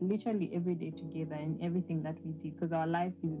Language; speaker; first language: English; non-native, local second language; Bemba